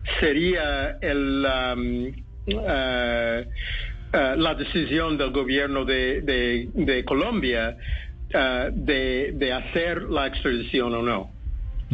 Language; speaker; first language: Spanish; non-native, fluent; English